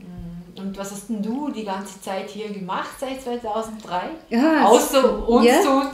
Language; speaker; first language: German; native; German